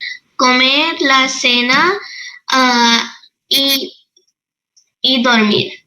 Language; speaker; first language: Spanish; non-native, learner; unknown